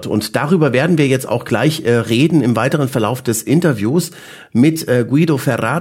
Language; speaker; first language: German; native; German